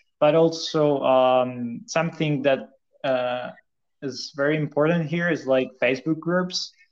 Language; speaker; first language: English; non-native, fluent; Italian